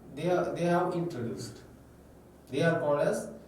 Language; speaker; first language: English; non-native, local second language; Kannada